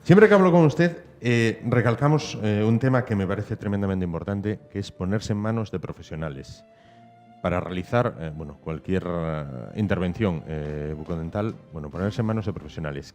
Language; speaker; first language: Spanish; native; Spanish